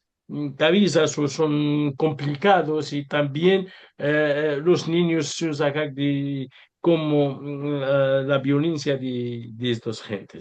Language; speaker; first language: Spanish; non-native, learner; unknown